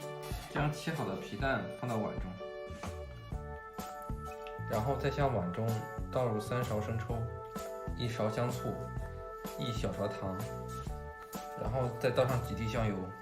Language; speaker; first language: Chinese; native; Chinese